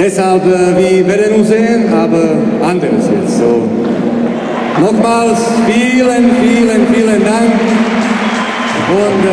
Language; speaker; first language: German; non-native, fluent; Slovak